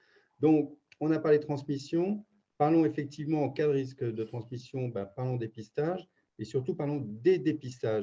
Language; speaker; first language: French; native; French